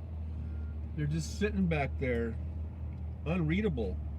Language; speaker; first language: English; native; English